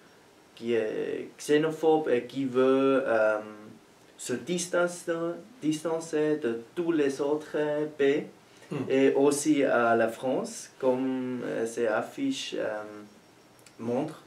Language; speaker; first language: French; non-native, learner; German